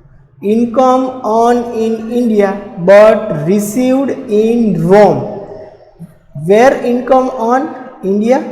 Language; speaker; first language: English; non-native, local second language; Gujarati